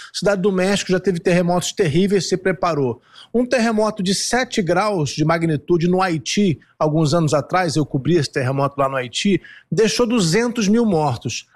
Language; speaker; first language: Portuguese; native; Portuguese